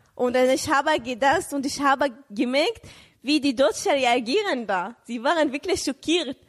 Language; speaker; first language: German; non-native, learner; Arabic